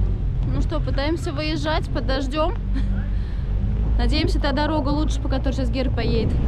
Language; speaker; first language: Russian; native; Russian